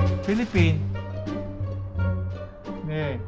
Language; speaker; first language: Korean; non-native, learner; Filipino